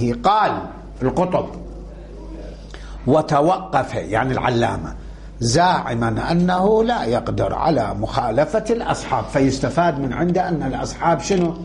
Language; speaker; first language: Arabic; native; Arabic